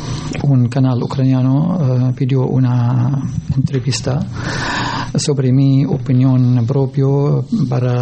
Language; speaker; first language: Spanish; non-native, learner; Arabic